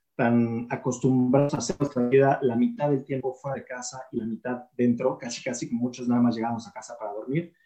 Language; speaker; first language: Spanish; native; Spanish